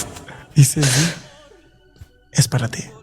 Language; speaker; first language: Spanish; non-native, learner; Haitian Creole